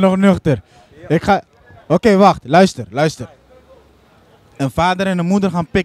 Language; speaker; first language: Dutch; native; Dutch